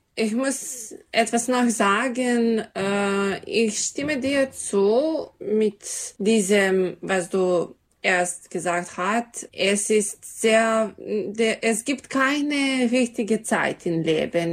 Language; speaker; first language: German; non-native, learner; Serbian